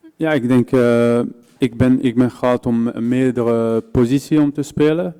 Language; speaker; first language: Dutch; non-native, local second language; French